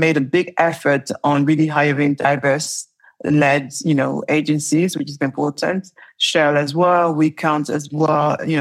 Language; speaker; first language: English; non-native, fluent; French